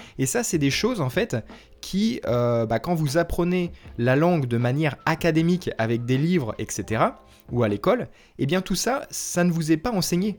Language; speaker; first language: French; native; French